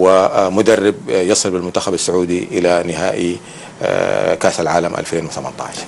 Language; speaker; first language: Arabic; native; Arabic